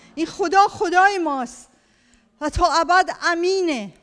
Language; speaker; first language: Persian; native; Persian